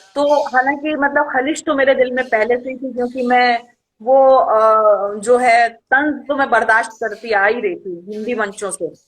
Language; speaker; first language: Hindi; native; Hindi